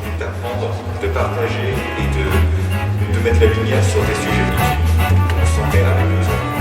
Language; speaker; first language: French; native; French